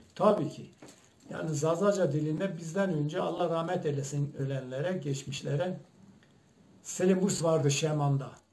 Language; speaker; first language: Turkish; non-native, local second language; Zaza